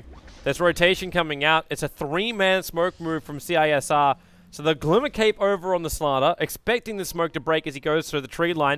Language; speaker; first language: English; native; English